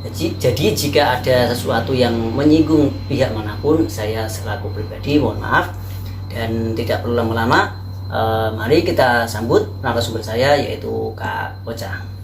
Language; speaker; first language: Indonesian; native; Indonesian